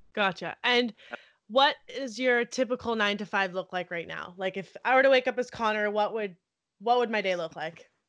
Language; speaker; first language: English; native; English